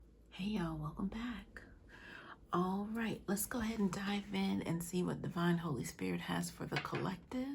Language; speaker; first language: English; native; English